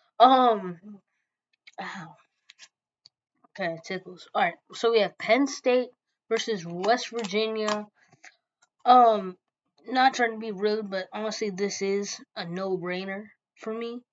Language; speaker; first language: English; native; English